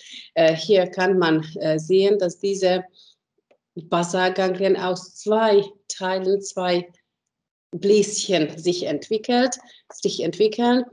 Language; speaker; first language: German; non-native, fluent; Hungarian